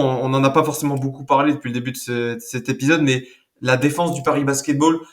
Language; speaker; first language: French; native; French